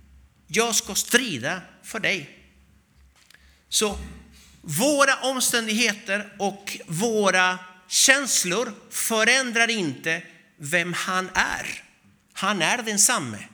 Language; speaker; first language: Swedish; non-native, fluent; Spanish